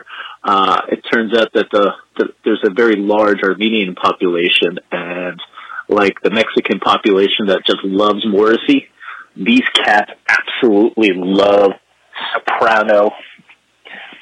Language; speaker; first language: English; native; English